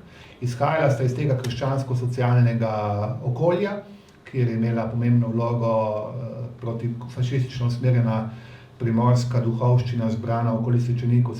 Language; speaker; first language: Slovenian; native; Slovenian